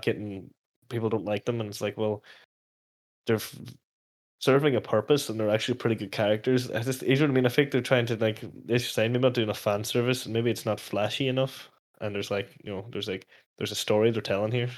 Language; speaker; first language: English; native; English